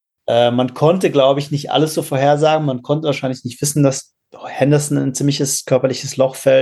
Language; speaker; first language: German; native; German